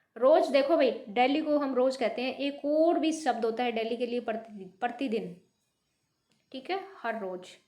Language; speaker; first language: Hindi; native; Hindi